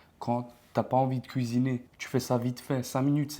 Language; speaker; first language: French; native; French